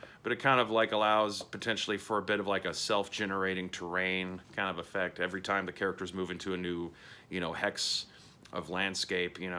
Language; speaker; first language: English; native; English